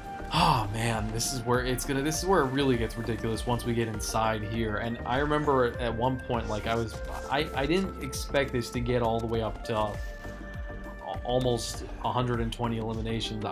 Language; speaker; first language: English; native; English